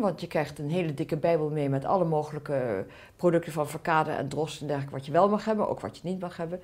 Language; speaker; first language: Dutch; native; Dutch